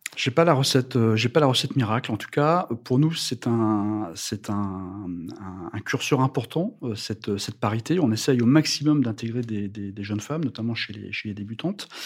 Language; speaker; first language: French; native; French